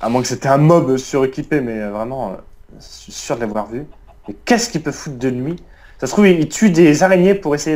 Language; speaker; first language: French; native; French